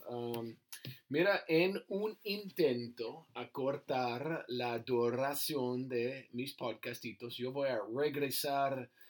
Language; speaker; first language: Spanish; non-native, learner; English